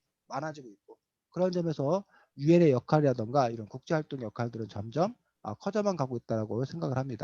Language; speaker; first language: Korean; native; Korean